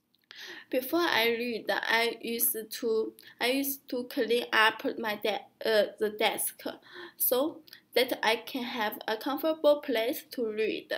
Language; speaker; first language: English; non-native, learner; Chinese